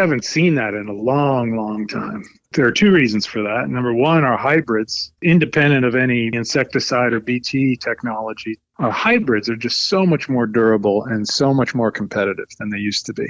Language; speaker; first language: English; native; English